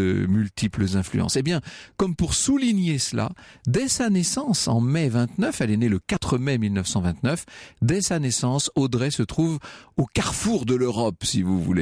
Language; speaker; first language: French; native; French